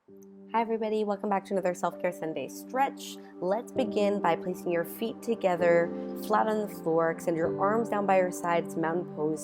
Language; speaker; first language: English; native; English